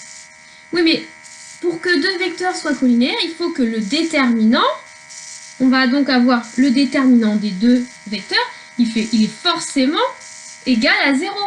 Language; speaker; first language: French; native; French